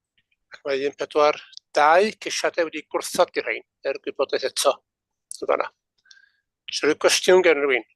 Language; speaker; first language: Welsh; native; Welsh